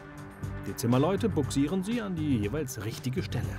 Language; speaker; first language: German; native; German